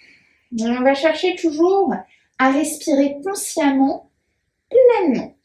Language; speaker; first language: French; native; French